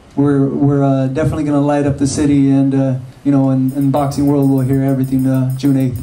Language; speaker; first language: English; early bilingual, other home language; Spanish